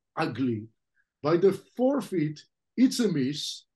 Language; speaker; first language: English; non-native, fluent; French